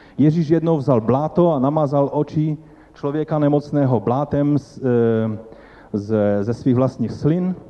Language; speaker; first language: Czech; non-native, local second language; Polish